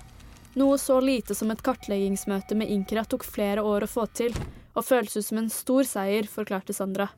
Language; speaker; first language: Norwegian; native; Norwegian